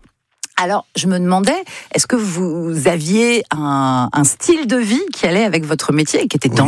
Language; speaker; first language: French; native; French